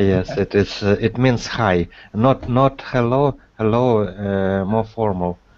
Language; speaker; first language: English; non-native, learner; Russian